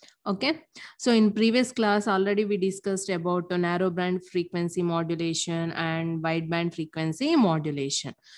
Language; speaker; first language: English; non-native, local second language; Telugu